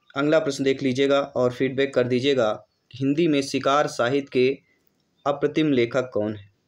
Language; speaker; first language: Hindi; native; Hindi